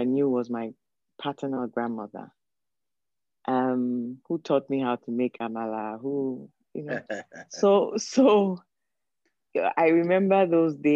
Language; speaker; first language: English; non-native, local second language; Yoruba